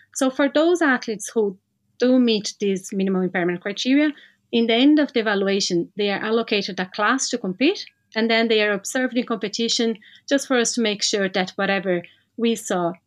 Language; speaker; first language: English; non-native, fluent; Portuguese